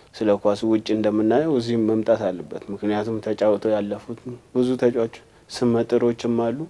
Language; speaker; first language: Amharic; non-native, local second language; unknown